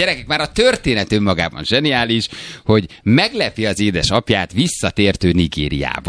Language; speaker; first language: Hungarian; native; Hungarian